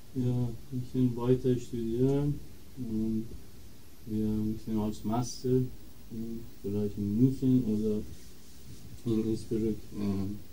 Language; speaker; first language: German; non-native, fluent; Persian